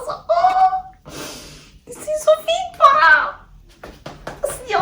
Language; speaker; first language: Swedish; early bilingual, other home language; Somali